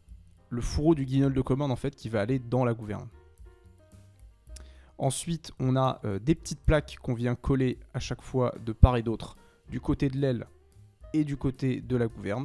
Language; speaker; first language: French; native; French